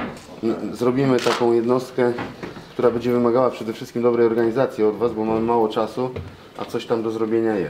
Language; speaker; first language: Polish; native; Polish